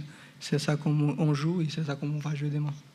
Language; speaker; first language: French; non-native, fluent; Portuguese